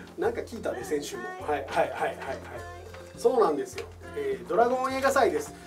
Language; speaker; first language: Japanese; native; Japanese